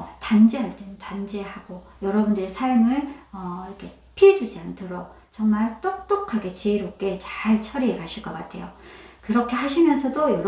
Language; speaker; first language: Korean; native; Korean